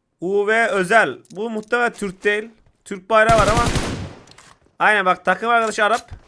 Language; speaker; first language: Turkish; native; Turkish